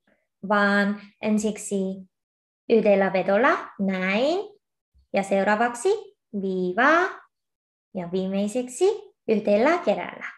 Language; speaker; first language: Finnish; non-native, fluent; Korean